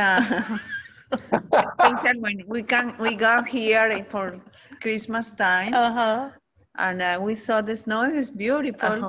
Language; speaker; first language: English; non-native, learner; Spanish